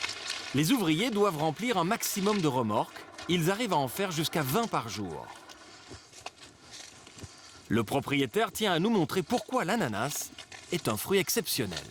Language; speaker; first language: French; native; French